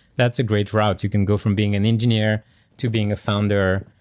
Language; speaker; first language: English; non-native, fluent; French